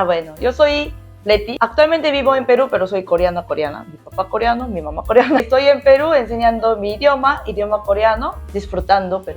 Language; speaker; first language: Spanish; non-native, learner; Korean